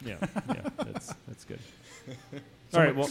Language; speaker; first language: English; native; English